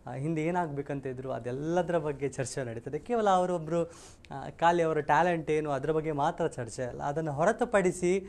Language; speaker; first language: Kannada; native; Kannada